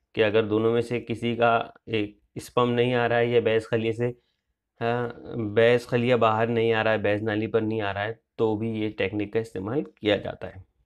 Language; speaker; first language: Urdu; native; Urdu